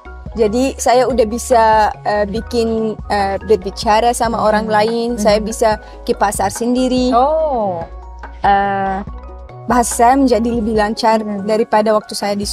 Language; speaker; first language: Indonesian; non-native, learner; Arabic